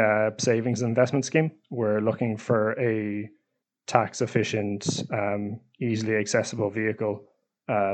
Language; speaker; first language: English; native; English